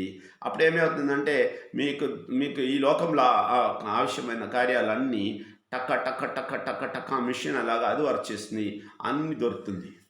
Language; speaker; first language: Telugu; non-native, fluent; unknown